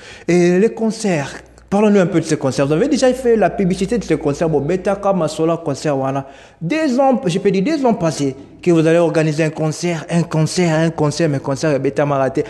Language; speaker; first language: French; non-native, local second language; Lingala